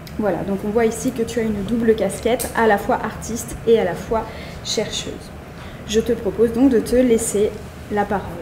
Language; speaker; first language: French; native; French